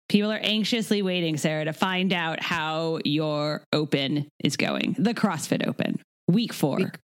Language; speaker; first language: English; native; English